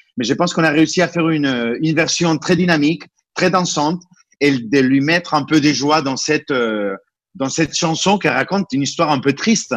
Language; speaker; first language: French; non-native, fluent; Spanish